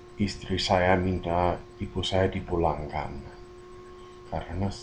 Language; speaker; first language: Indonesian; non-native, fluent; English